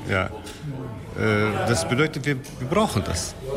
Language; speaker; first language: German; non-native, learner; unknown